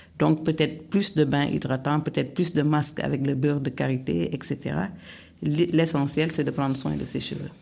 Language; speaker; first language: French; non-native, local second language; Wolof